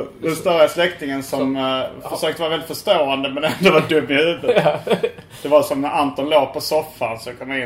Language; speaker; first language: Swedish; native; Swedish